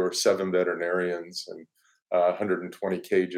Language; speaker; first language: English; native; English